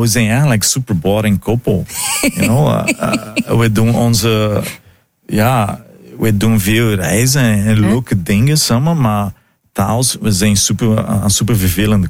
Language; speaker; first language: Dutch; non-native, fluent; Italian